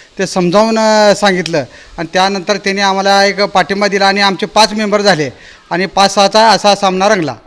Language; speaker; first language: Marathi; native; Marathi